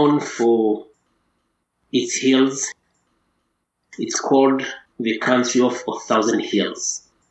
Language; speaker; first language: English; non-native, local second language; Kinyarwanda